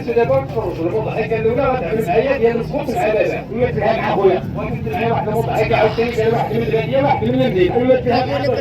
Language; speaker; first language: Arabic; native; Arabic